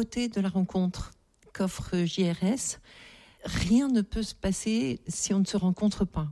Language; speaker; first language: French; native; French